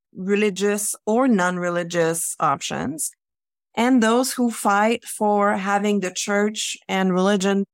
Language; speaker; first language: English; native; English